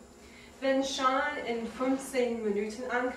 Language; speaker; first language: German; non-native, learner; English